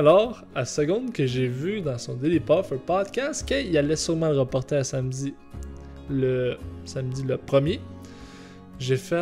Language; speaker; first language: French; native; French